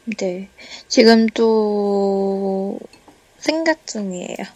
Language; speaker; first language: Korean; non-native, learner; Chinese